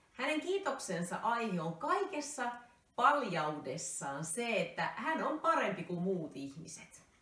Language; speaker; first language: Finnish; native; Finnish